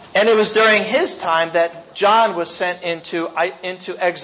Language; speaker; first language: English; native; English